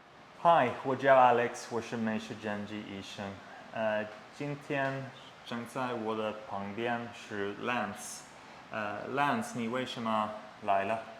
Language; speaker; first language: Chinese; non-native, learner; English